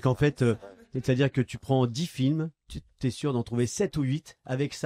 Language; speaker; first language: French; native; French